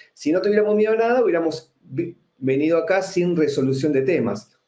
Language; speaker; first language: Spanish; native; Spanish